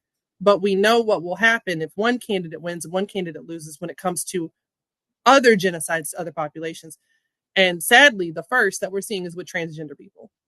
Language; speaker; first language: English; native; English